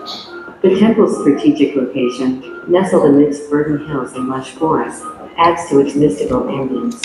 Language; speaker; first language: English; non-native, learner; Indonesian